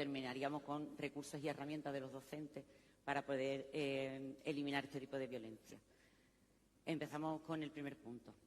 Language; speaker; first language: Spanish; native; Spanish